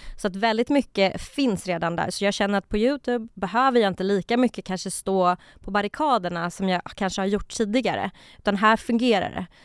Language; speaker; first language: Swedish; early bilingual, other home language; Kurdish